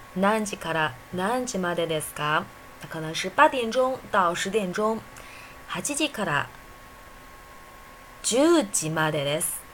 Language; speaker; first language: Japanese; non-native, fluent; Chinese